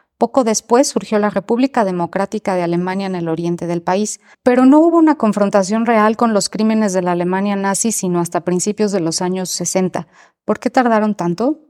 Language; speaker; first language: Spanish; native; Spanish